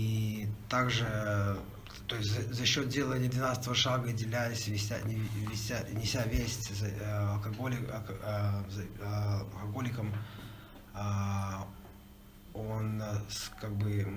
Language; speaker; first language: Russian; native; Russian